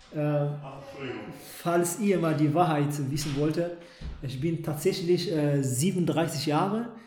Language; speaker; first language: German; non-native, fluent; Amharic